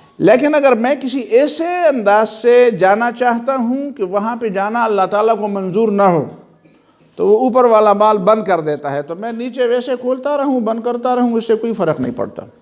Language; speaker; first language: Urdu; non-native, local second language; Pashto